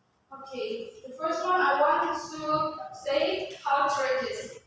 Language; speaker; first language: English; non-native, fluent; Indonesian